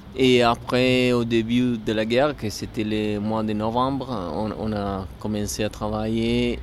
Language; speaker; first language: French; non-native, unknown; Spanish